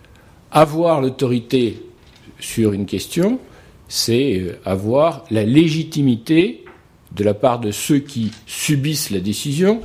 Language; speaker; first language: French; native; French